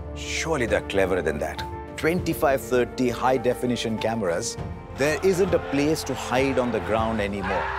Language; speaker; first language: English; non-native, local second language; Hindi